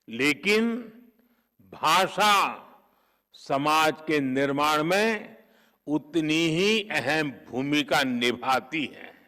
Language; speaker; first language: Hindi; non-native, local second language; Gujarati